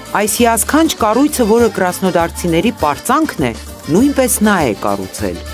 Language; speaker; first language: Armenian; native; Armenian